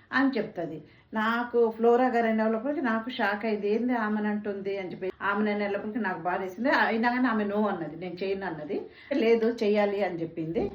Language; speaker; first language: Telugu; non-native, local second language; Tamil